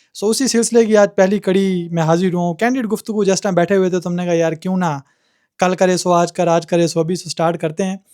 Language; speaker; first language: Urdu; native; Urdu